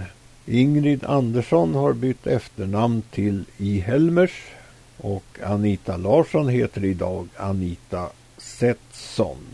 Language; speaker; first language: Swedish; native; Swedish